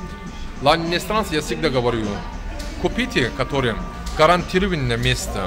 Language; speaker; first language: Russian; non-native, learner; Turkish